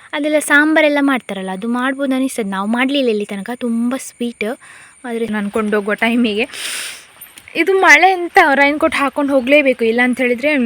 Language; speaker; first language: Kannada; non-native, local second language; Konkani